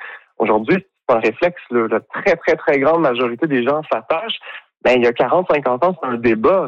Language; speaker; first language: French; native; French